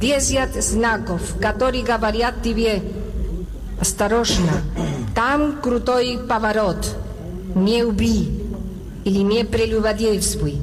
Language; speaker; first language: Russian; non-native, learner; Spanish